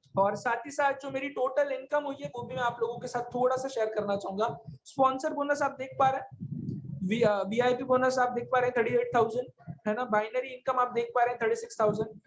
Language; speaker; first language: Hindi; native; Hindi